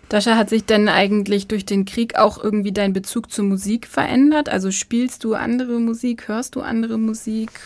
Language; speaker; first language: German; native; German